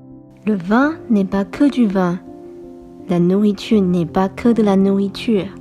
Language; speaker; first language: French; non-native, fluent; Chinese